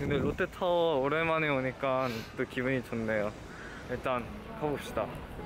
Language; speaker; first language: Korean; early bilingual, heritage; English